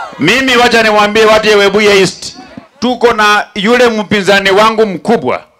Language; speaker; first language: Swahili; non-native, local second language; Luyia